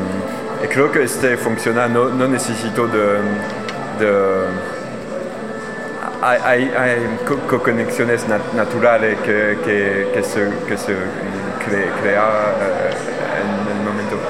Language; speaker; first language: Spanish; non-native, learner; French